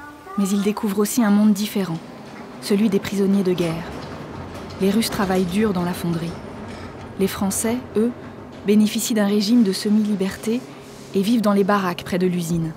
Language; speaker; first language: French; native; French